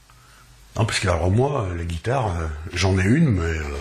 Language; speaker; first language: French; native; French